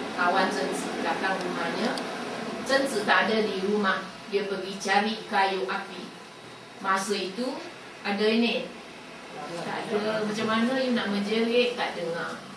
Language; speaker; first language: Malay; non-native, local second language; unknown